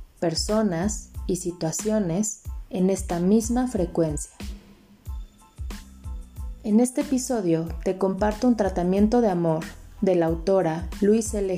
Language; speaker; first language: Spanish; native; Spanish